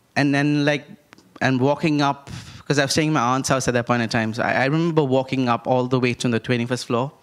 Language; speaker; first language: English; non-native, local second language; Malayalam